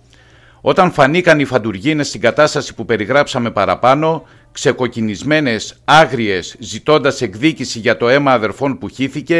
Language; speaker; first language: Greek; native; Greek